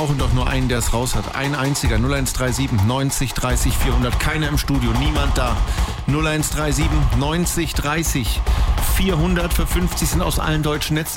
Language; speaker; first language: German; native; German